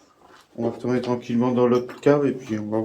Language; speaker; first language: French; native; French